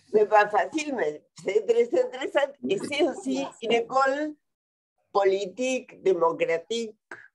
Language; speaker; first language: French; non-native, fluent; Spanish